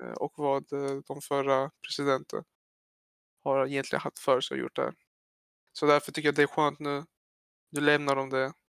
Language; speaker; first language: Swedish; early bilingual, other home language; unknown